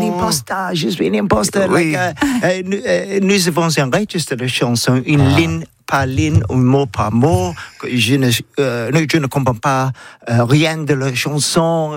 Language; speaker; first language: French; non-native, learner; English